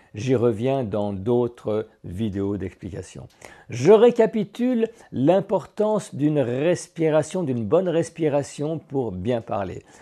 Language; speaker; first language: French; native; French